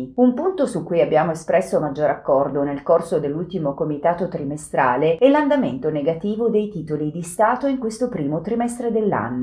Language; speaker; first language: Italian; native; Italian